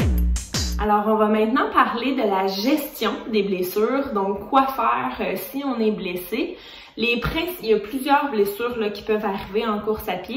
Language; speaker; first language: French; native; French